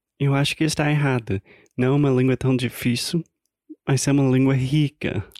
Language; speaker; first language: Portuguese; non-native, fluent; English